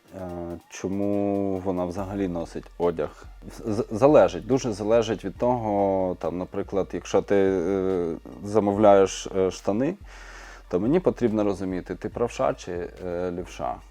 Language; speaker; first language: Ukrainian; native; Ukrainian